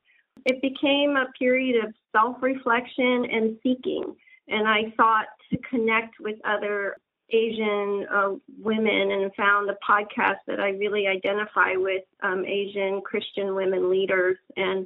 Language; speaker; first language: English; early bilingual, other home language; Japanese